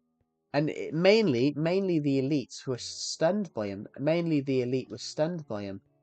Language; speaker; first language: English; native; English